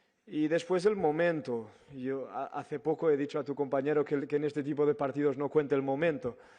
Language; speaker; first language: Spanish; non-native, fluent; Portuguese